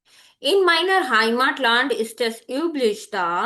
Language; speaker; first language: German; non-native, fluent; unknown